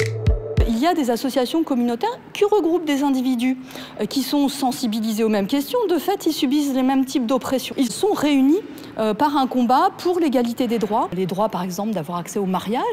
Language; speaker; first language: French; native; French